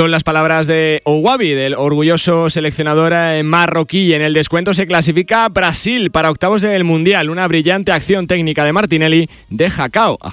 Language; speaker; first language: Spanish; native; Spanish